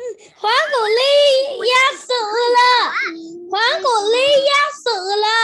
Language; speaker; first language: Chinese; non-native, learner; Vietnamese